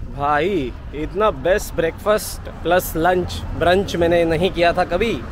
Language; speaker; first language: Hindi; non-native, local second language; Marathi